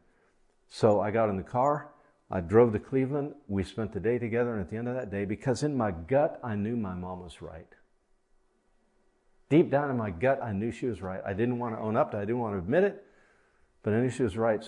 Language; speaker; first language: English; native; English